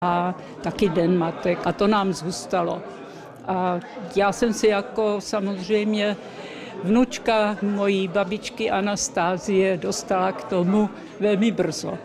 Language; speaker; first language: Czech; early bilingual, other home language; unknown